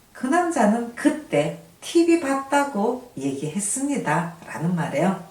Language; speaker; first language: Korean; native; Korean